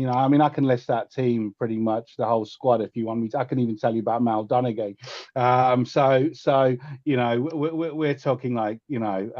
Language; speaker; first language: English; native; English